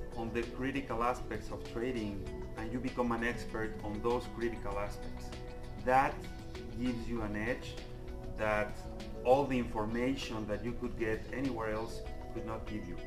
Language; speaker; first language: English; non-native, fluent; Spanish